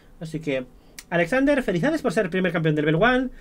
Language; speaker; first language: Spanish; native; Spanish